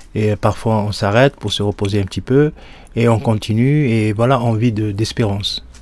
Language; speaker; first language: French; non-native, local second language; Arabic